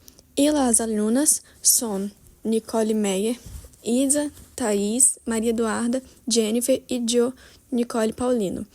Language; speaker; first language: Spanish; non-native, learner; Portuguese